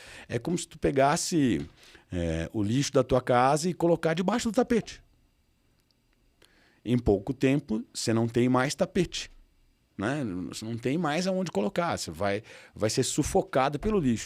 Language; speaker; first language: Portuguese; native; Portuguese